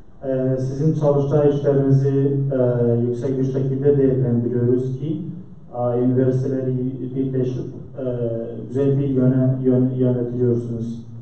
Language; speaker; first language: Turkish; non-native, fluent; Central Kurdish